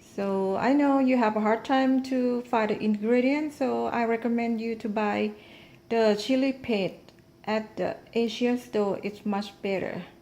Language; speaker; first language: English; non-native, learner; Thai